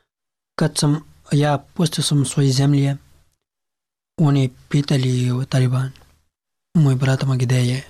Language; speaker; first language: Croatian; non-native, learner; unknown